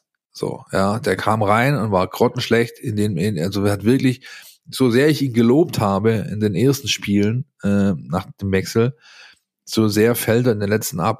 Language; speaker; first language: German; native; German